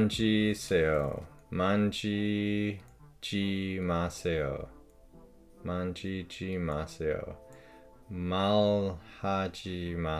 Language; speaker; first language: Korean; non-native, learner; English